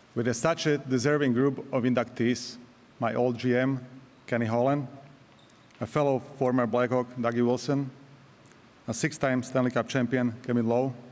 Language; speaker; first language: English; non-native, fluent; Slovak